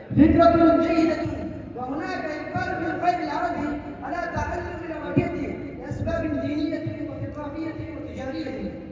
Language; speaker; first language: Arabic; non-native, fluent; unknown